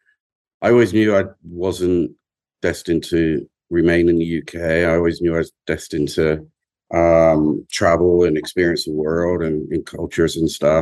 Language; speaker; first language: English; native; English